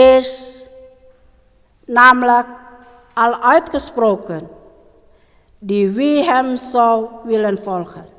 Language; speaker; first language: Dutch; non-native, learner; Indonesian